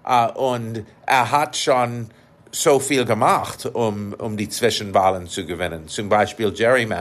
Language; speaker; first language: German; non-native, fluent; English